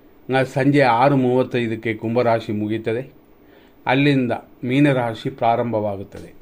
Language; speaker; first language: Kannada; native; Kannada